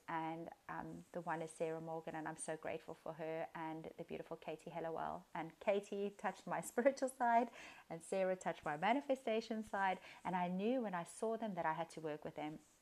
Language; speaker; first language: English; native; English